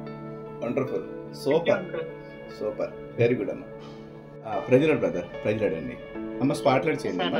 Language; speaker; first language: Telugu; native; Telugu